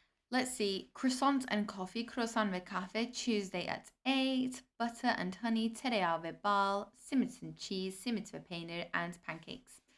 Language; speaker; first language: English; non-native, fluent; Turkish